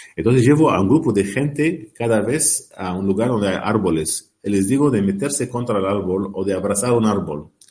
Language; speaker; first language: Spanish; non-native, learner; Arabic